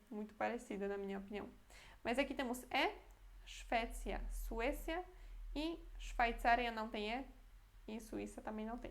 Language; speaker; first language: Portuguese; native; Portuguese